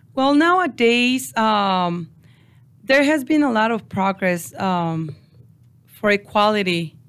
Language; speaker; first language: English; non-native, fluent; Spanish